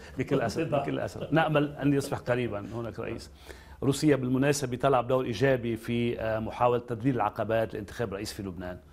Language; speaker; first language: Arabic; native; Arabic